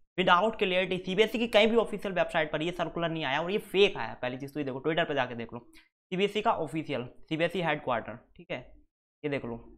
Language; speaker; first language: Hindi; native; Hindi